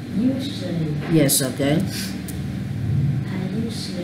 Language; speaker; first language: English; non-native, learner; Vietnamese